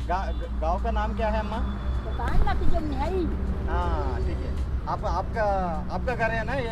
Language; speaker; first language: Hindi; non-native, local second language; Telugu